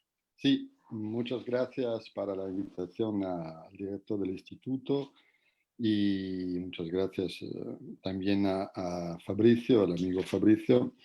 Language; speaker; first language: Spanish; non-native, fluent; Italian